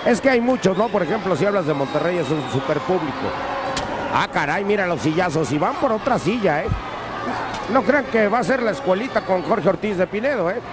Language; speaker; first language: Spanish; native; Spanish